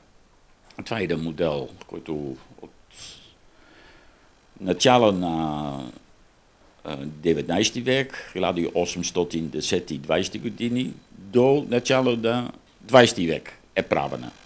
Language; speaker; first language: Bulgarian; non-native, learner; Dutch